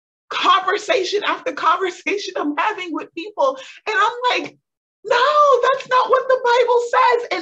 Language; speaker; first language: English; native; English